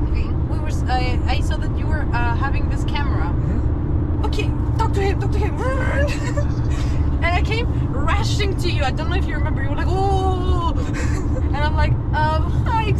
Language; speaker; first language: English; non-native, fluent; Greek